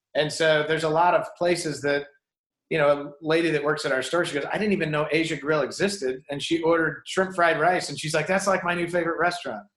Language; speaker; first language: English; native; English